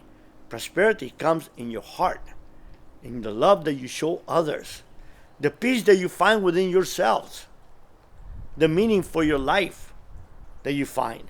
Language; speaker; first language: English; early bilingual, other home language; Spanish